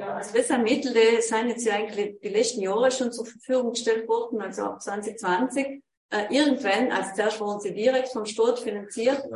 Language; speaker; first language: German; native; German